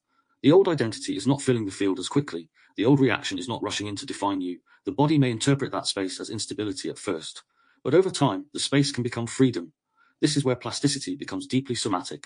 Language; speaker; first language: English; native; English